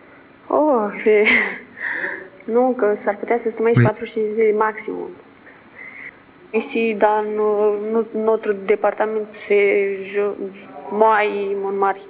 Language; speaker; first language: French; non-native, learner; Romanian